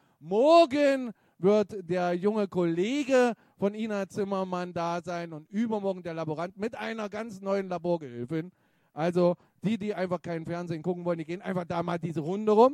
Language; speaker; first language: German; native; German